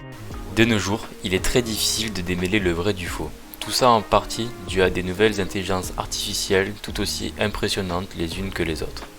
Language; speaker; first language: French; native; French